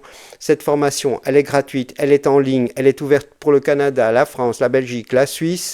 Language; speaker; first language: French; native; French